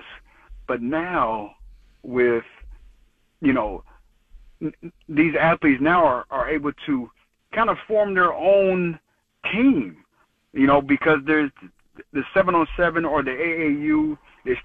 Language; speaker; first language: English; native; English